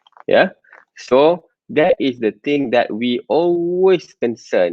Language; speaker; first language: English; non-native, local second language; Malay